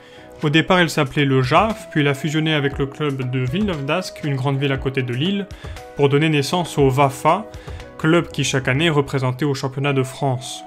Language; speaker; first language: French; native; French